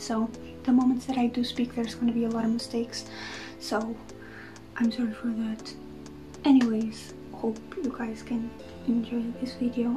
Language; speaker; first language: English; non-native, fluent; Portuguese